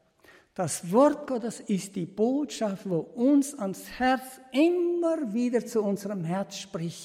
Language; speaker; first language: German; early bilingual, heritage; German